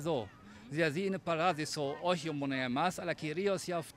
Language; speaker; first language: Greek; non-native, fluent; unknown